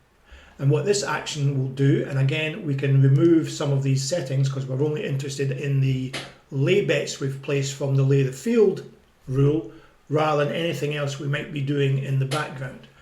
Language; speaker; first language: English; native; English